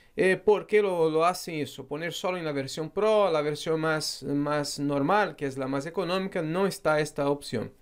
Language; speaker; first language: Spanish; non-native, fluent; Portuguese